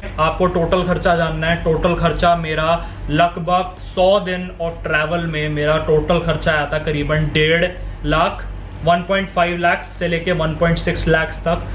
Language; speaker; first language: Hindi; native; Hindi